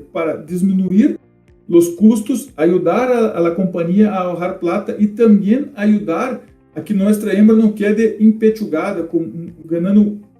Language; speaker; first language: Spanish; non-native, fluent; Portuguese